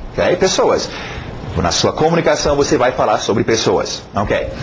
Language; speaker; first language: Portuguese; non-native, fluent; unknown